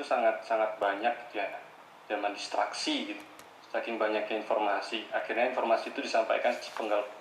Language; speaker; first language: Malay; native; Malay